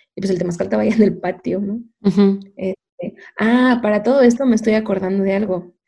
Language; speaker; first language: Spanish; native; Spanish